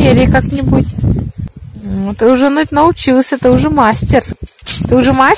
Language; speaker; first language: Russian; native; Russian